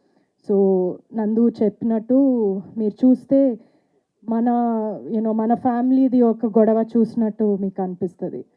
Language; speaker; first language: Telugu; non-native, fluent; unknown